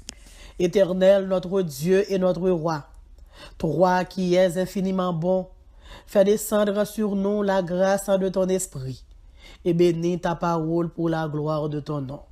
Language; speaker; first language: French; non-native, local second language; Haitian Creole